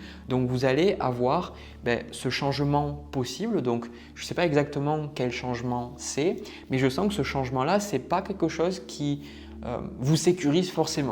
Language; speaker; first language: French; native; French